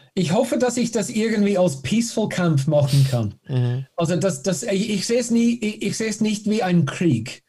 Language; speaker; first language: German; non-native, fluent; English